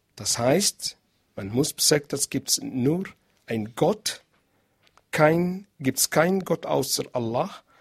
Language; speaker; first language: German; non-native, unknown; Arabic